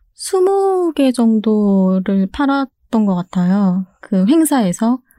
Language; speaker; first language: Korean; native; Korean